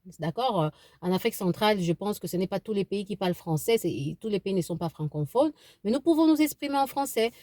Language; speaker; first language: French; non-native, local second language; Lingala